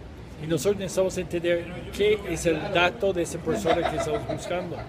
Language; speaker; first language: Spanish; non-native, fluent; English